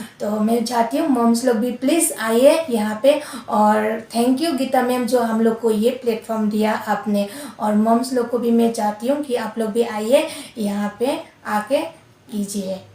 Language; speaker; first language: Hindi; non-native, local second language; Assamese